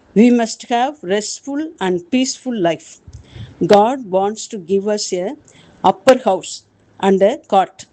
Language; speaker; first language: English; non-native, local second language; Tamil